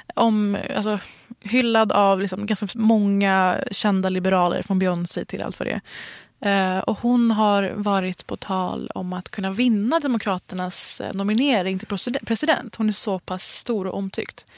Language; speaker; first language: Swedish; early bilingual, other home language; Persian